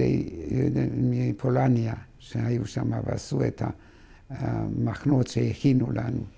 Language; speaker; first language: Hebrew; non-native, fluent; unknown